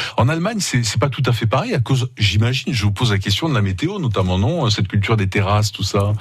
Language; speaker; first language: French; native; French